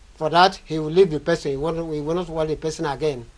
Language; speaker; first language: English; non-native, local second language; Igbo